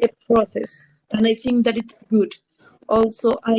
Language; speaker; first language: English; non-native, learner; Spanish